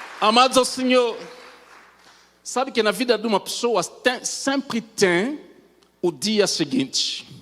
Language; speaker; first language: Portuguese; non-native, fluent; French